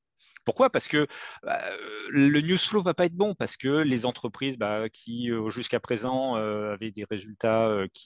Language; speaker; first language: French; native; French